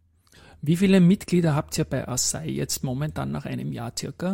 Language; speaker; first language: German; native; German